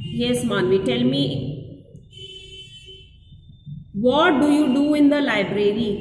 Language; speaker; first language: English; non-native, local second language; Hindi